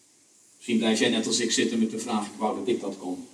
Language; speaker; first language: Dutch; native; Dutch